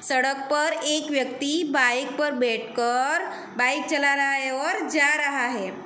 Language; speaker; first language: Hindi; non-native, local second language; Gujarati